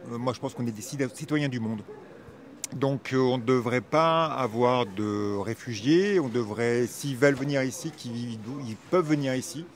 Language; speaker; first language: French; native; French